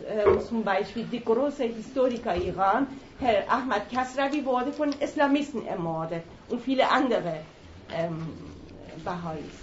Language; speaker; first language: German; non-native, fluent; Persian